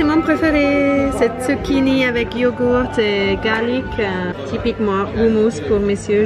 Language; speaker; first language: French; non-native, learner; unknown